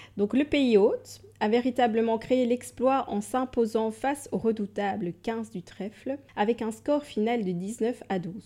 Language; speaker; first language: French; native; French